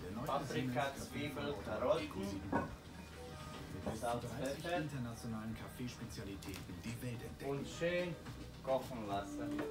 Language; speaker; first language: German; non-native, learner; Bosnian